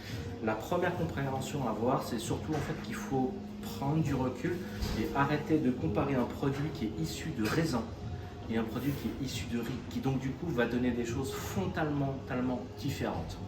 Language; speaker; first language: French; native; French